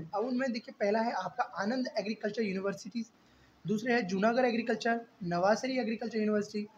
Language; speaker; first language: Hindi; native; Hindi